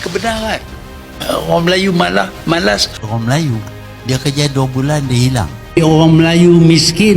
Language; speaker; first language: Malay; native; Malay